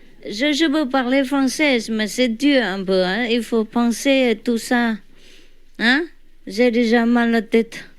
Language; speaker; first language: French; non-native, learner; Vietnamese